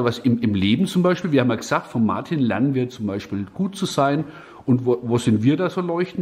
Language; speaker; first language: German; native; German